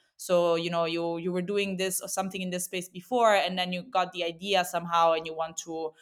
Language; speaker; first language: English; non-native, fluent; Italian